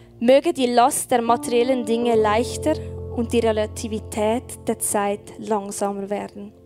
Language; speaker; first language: German; native; German